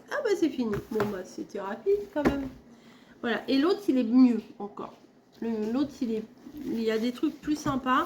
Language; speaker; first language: French; native; French